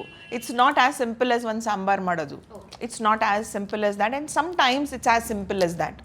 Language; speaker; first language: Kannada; non-native, local second language; Hindi